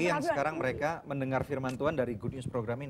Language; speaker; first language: Indonesian; native; Indonesian